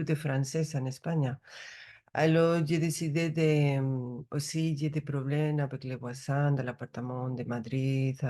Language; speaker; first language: French; non-native, learner; Spanish